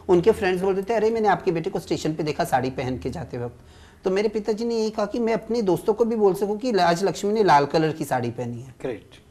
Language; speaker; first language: Hindi; native; Hindi